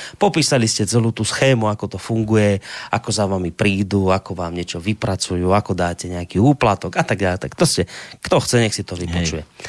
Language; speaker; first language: Slovak; native; Slovak